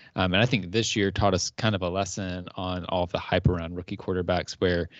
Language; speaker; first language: English; native; English